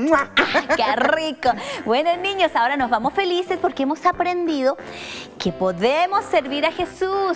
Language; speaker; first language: Spanish; native; Spanish